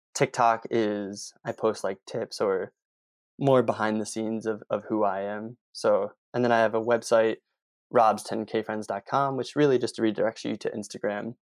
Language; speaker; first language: English; native; English